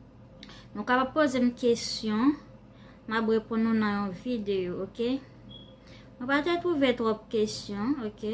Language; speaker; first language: French; non-native, learner; Haitian Creole